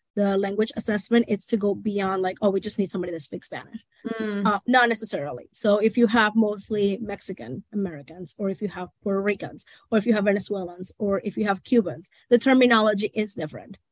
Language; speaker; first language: English; non-native, fluent; Spanish